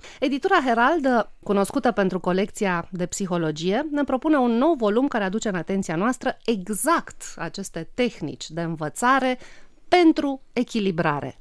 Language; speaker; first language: Romanian; native; Romanian